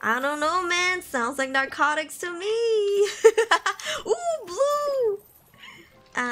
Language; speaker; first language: English; non-native, local second language; Min Nan Chinese